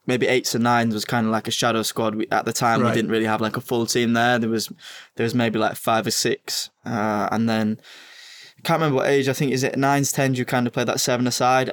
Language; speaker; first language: English; native; English